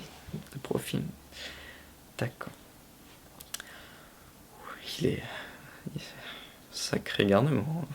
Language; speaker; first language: French; native; French